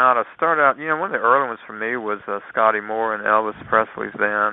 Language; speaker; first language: English; native; English